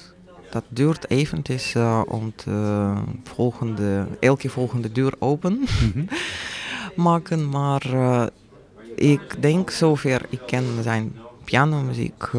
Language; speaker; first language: Dutch; non-native, fluent; Russian